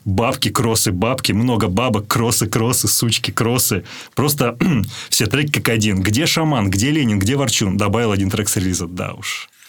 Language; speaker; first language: Russian; native; Russian